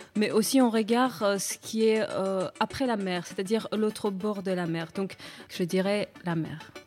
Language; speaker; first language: French; non-native, fluent; Georgian